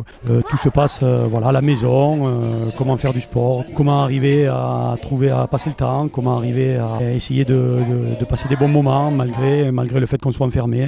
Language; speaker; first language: French; native; French